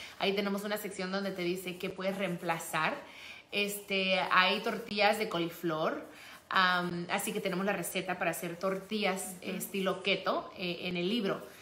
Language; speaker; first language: Spanish; early bilingual, heritage; Spanish